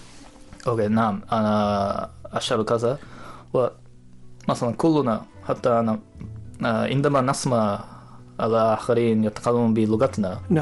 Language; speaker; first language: Arabic; non-native, learner; Japanese